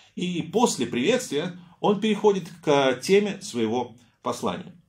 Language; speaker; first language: Russian; native; Russian